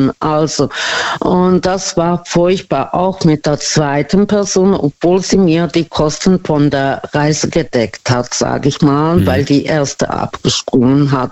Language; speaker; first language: German; non-native, fluent; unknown